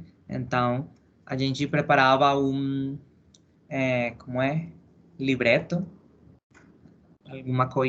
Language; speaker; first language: Portuguese; non-native, learner; Spanish